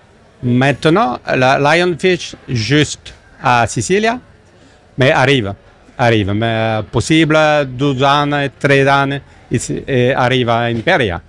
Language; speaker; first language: Italian; non-native, learner; English